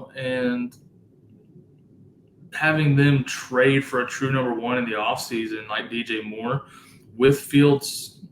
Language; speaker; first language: English; native; English